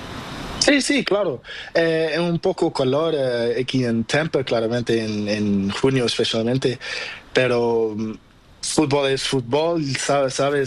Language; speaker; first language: Spanish; non-native, learner; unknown